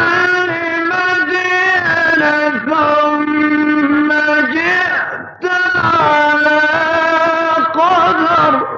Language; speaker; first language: Arabic; native; Arabic